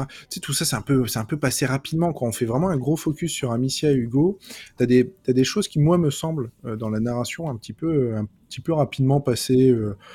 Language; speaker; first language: French; native; French